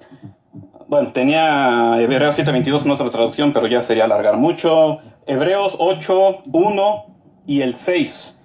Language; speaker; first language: Spanish; native; Spanish